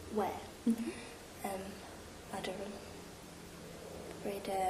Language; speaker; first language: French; non-native, learner; English